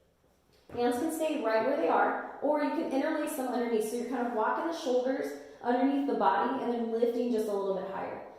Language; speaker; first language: English; native; English